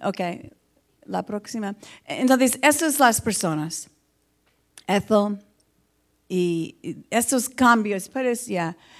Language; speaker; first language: Spanish; non-native, learner; English